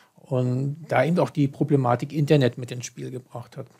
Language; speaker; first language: German; native; German